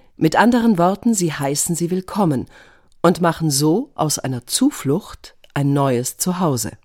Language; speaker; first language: German; native; German